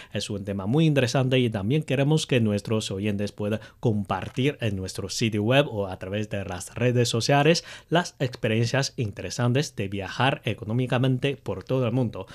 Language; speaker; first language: Spanish; non-native, fluent; Chinese